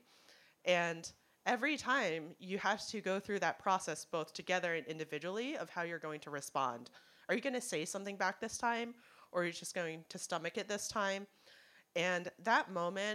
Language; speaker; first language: English; non-native, local second language; Cantonese